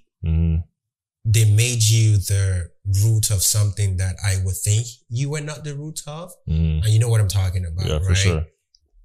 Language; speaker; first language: English; non-native, local second language; Yoruba